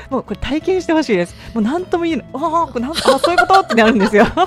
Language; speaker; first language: Japanese; native; Japanese